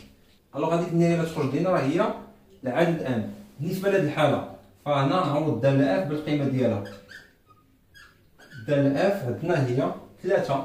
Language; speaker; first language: Arabic; native; Arabic